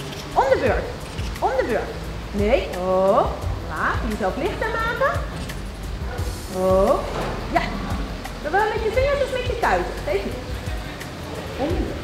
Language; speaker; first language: Dutch; native; Dutch